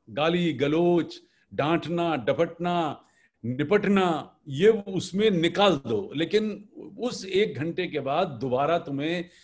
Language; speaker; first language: Hindi; native; Hindi